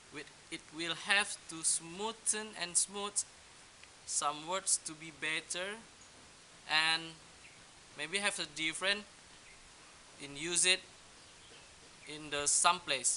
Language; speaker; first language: English; non-native, learner; Indonesian